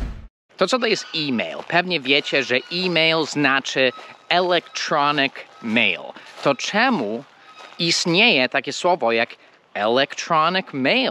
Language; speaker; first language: Polish; non-native, fluent; English